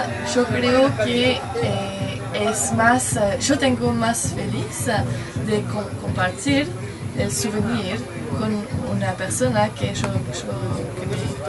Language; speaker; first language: Spanish; non-native, learner; French